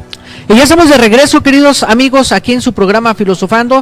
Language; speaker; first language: Spanish; native; Spanish